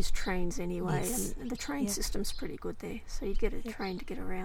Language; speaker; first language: English; native; English